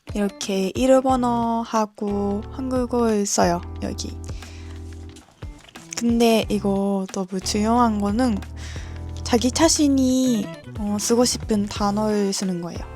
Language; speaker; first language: Korean; non-native, learner; Japanese